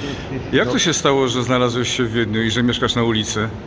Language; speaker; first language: Polish; native; Polish